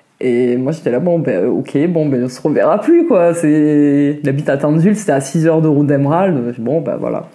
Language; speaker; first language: French; native; French